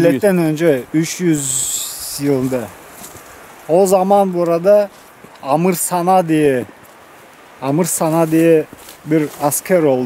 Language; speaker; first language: Turkish; non-native, learner; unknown